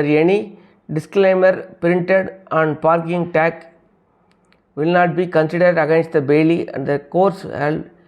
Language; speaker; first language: English; non-native, local second language; Tamil